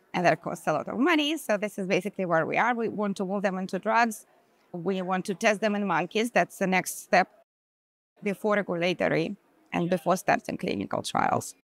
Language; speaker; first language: English; non-native, fluent; Hebrew